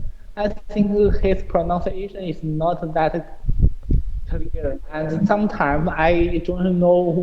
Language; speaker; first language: English; non-native, learner; Chinese